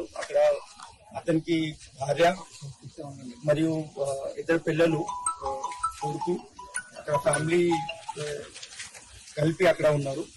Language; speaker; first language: Telugu; non-native, local second language; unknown